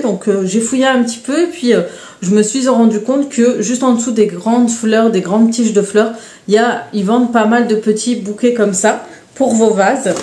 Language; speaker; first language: French; native; French